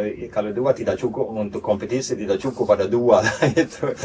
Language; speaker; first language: Indonesian; non-native, fluent; Swedish